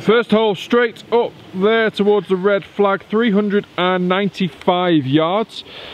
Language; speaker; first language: English; native; English